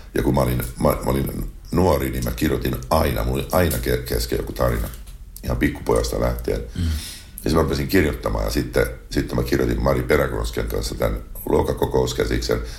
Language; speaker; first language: Finnish; native; Finnish